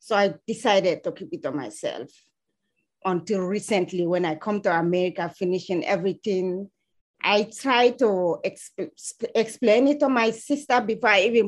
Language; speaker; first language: English; non-native, local second language; Fula